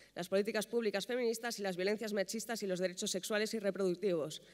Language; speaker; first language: Spanish; native; Spanish